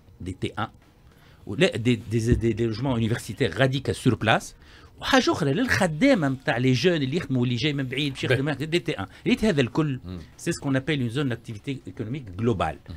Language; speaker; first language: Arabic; native; Arabic